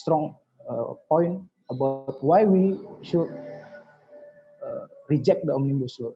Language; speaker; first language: English; non-native, learner; Indonesian